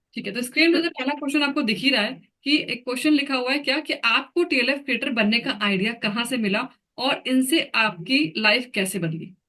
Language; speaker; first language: Hindi; native; Hindi